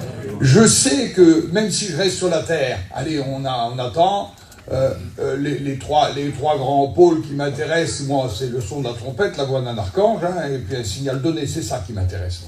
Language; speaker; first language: French; native; French